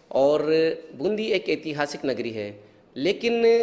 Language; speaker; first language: Hindi; native; Hindi